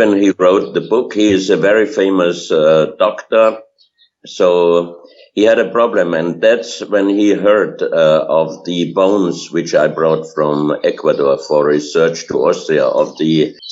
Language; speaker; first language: English; non-native, fluent; German